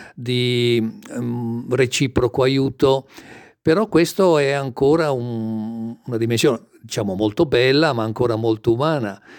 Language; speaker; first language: Italian; native; Italian